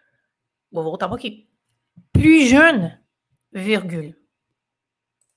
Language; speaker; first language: French; non-native, fluent; Portuguese